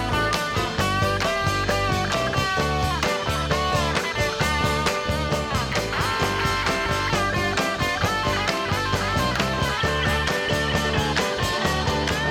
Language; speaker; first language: English; native; English